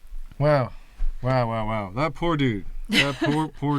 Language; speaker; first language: English; native; English